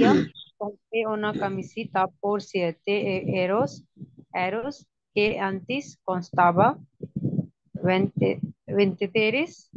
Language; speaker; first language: Spanish; non-native, learner; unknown